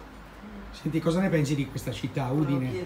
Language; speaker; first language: Italian; native; Italian